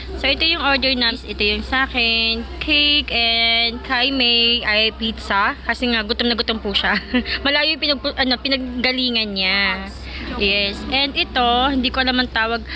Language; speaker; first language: Filipino; native; Filipino